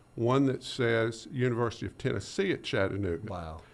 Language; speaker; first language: English; native; English